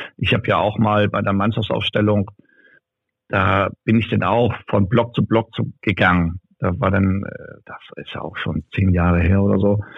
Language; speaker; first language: German; native; German